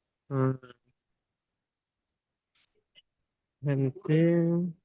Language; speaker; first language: English; non-native, learner; Spanish